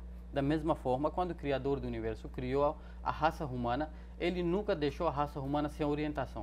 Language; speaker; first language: Portuguese; non-native, fluent; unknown